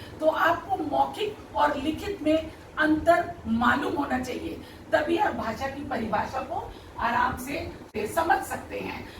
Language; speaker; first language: Hindi; native; Hindi